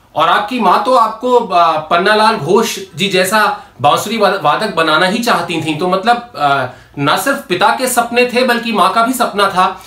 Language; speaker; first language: Hindi; native; Hindi